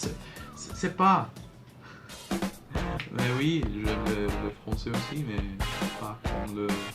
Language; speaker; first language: French; non-native, learner; Portuguese